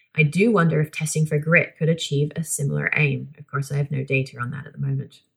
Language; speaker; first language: English; native; English